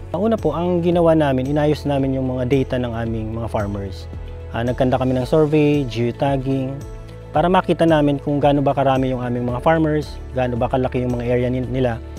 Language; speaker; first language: Filipino; non-native, local second language; Bikol